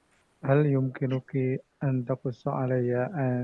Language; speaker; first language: Arabic; non-native, learner; Indonesian